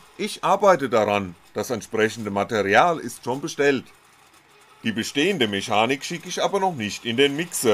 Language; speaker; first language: German; native; German